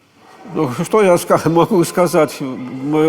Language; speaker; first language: Russian; non-native, fluent; German